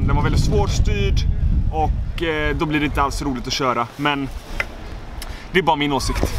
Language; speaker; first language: Swedish; native; Swedish